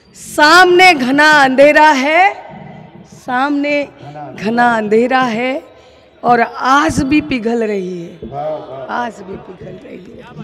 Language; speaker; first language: Hindi; non-native, local second language; Marathi